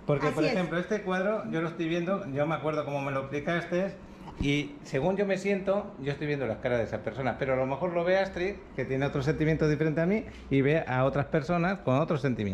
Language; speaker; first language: Spanish; native; Spanish